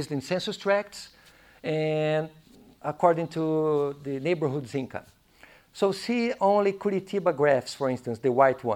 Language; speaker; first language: English; non-native, fluent; Portuguese